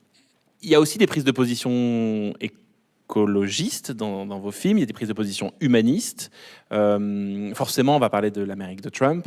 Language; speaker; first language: French; native; French